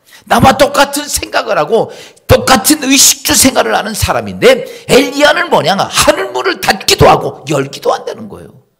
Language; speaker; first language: Korean; native; Korean